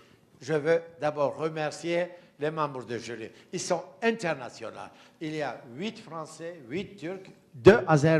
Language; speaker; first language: French; non-native, fluent; Turkish